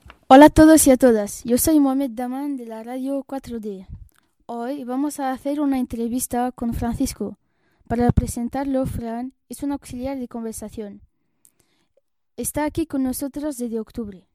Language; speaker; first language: Spanish; non-native, learner; French